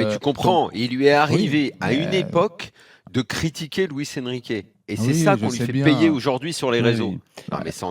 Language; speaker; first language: French; native; French